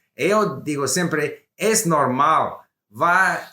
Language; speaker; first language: Portuguese; non-native, learner; English